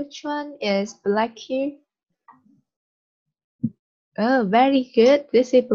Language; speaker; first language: English; non-native, learner; Vietnamese